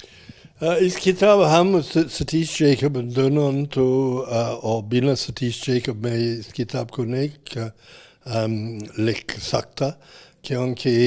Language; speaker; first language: Hindi; non-native, fluent; English